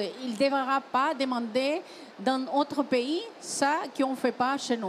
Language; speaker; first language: French; non-native, fluent; Spanish